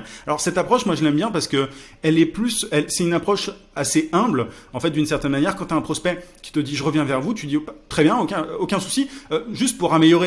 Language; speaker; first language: French; native; French